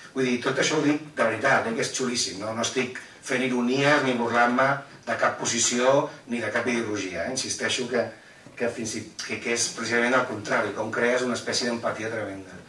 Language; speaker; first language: Catalan; non-native, local second language; Spanish